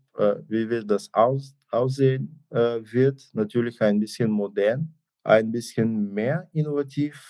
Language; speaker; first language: German; non-native, fluent; Bulgarian